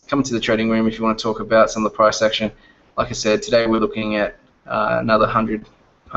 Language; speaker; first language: English; native; English